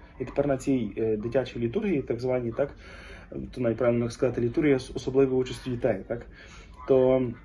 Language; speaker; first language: Ukrainian; native; Ukrainian